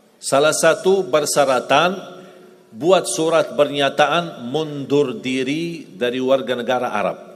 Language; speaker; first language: Indonesian; non-native, fluent; Arabic